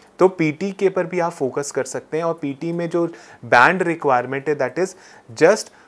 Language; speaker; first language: Hindi; native; Hindi